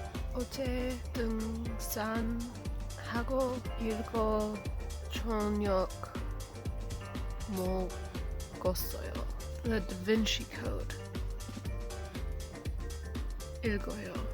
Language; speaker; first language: Korean; non-native, learner; English